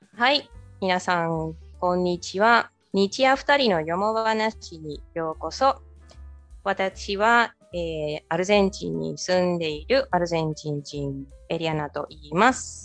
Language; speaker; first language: Japanese; non-native, fluent; Spanish